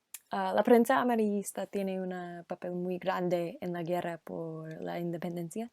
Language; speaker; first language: Spanish; non-native, learner; English